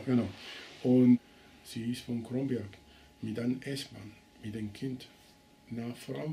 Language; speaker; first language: German; non-native, learner; Spanish